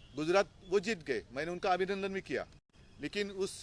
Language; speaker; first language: Hindi; non-native, local second language; Marathi